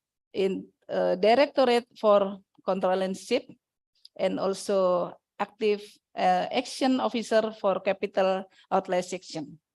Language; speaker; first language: English; non-native, fluent; Indonesian